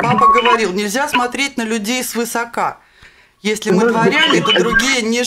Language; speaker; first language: Russian; native; Russian